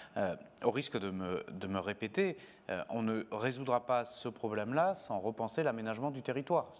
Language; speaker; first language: French; native; French